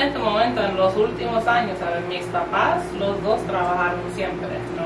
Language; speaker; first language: Spanish; early bilingual, heritage; Spanish